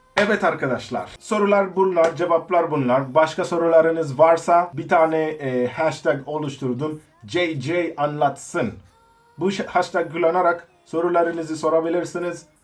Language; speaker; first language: Turkish; non-native, fluent; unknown